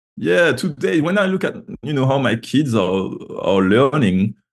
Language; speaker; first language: English; non-native, fluent; French